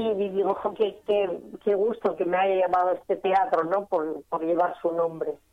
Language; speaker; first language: Spanish; native; Spanish